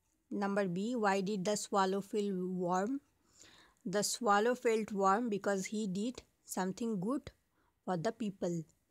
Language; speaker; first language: English; non-native, local second language; Bangla